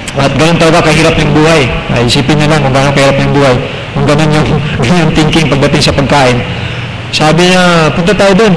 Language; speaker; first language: Filipino; non-native, local second language; Cebuano